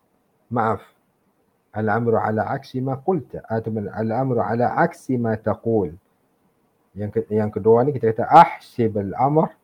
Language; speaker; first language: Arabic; non-native, fluent; Malay